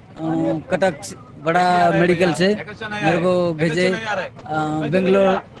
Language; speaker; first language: Hindi; non-native, local second language; Odia